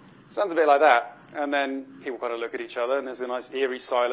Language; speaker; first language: English; native; English